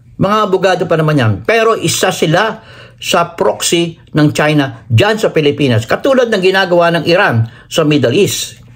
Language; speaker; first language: Filipino; native; Filipino